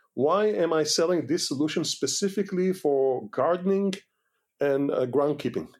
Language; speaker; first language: English; non-native, fluent; Hebrew